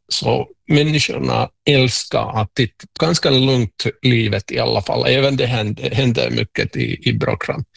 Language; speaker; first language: Swedish; non-native, local second language; Finnish